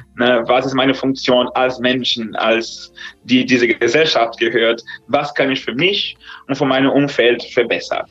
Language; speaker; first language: German; non-native, fluent; Portuguese